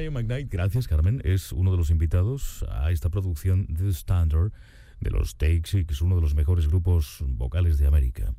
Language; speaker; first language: Spanish; native; Spanish